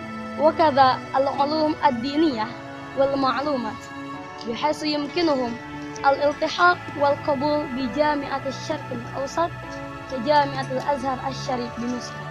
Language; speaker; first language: Arabic; non-native, learner; Indonesian